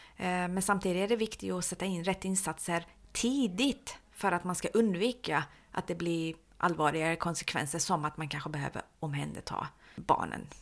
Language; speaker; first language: Swedish; early bilingual, other home language; Persian